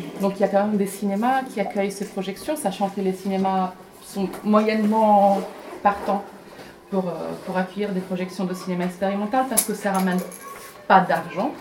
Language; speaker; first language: French; non-native, fluent; Italian